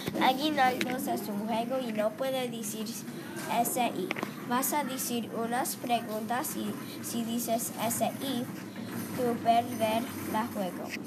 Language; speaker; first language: Spanish; non-native, learner; English